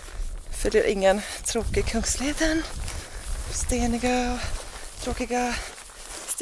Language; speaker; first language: Swedish; native; Swedish